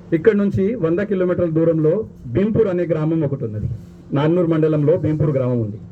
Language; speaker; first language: Telugu; non-native, local second language; Lambadi